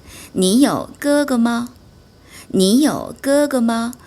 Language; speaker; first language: Chinese; non-native, learner; Korean